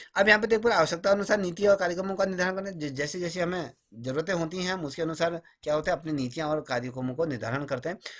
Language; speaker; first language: Hindi; native; Hindi